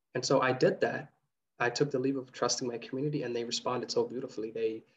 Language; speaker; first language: English; early bilingual, other home language; Somali